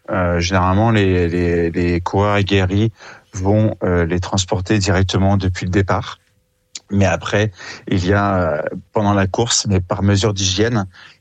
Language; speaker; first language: French; native; French